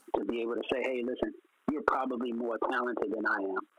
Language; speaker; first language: English; native; English